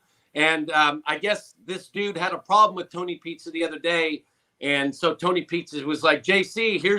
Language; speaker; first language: English; native; English